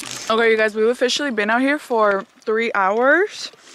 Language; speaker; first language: English; early bilingual, other home language; Spanish